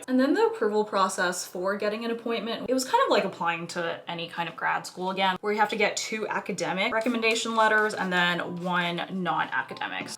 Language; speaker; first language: English; early bilingual, other home language; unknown